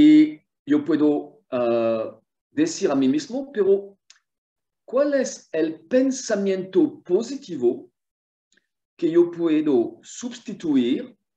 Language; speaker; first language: Spanish; non-native, fluent; French